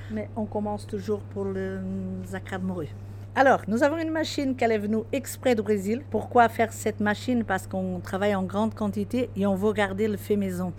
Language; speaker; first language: French; non-native, fluent; Portuguese